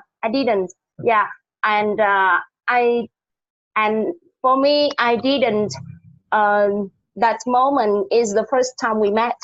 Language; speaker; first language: English; non-native, learner; Vietnamese